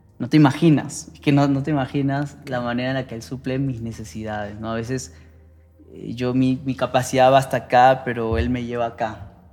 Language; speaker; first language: Spanish; native; Spanish